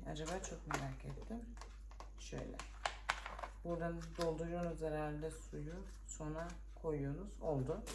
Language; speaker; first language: Turkish; early bilingual, heritage; Turkish